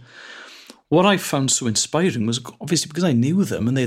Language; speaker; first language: English; non-native, local second language; Welsh